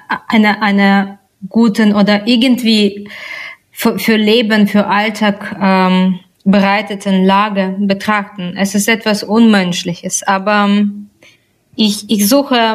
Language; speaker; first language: German; non-native, fluent; Russian